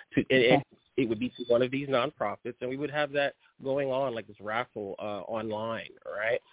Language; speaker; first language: English; early bilingual, other home language; Haitian Creole